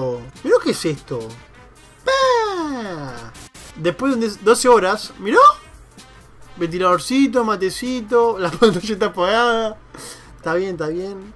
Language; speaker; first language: Spanish; native; Spanish